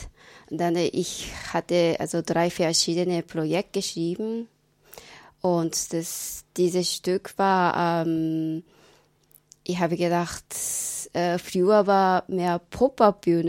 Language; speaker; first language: German; non-native, learner; Japanese